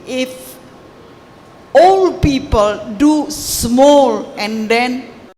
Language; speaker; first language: English; non-native, learner; Indonesian